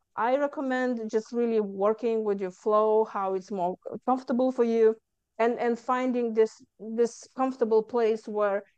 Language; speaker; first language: English; non-native, fluent; Lithuanian